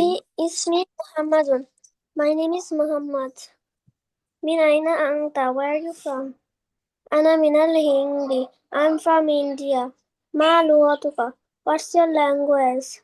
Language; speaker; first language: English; non-native, learner; Bangla